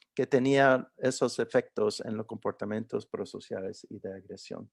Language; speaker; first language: Spanish; early bilingual, heritage; Spanish